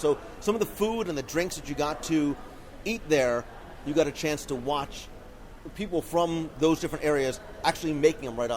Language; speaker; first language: English; native; English